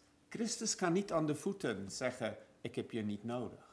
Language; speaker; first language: Dutch; non-native, fluent; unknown